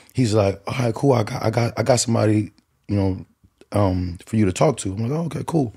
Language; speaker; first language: English; native; English